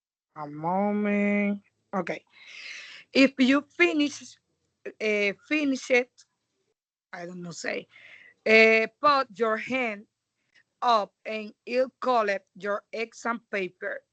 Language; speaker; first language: English; non-native, learner; Spanish